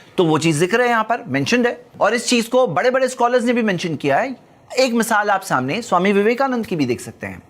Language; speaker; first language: Urdu; native; Urdu